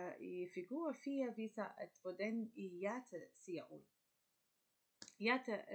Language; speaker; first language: Danish; non-native, learner; Arabic